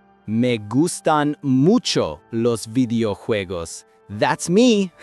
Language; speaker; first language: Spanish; non-native, learner; English